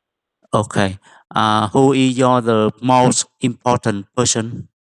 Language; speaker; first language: English; non-native, fluent; Vietnamese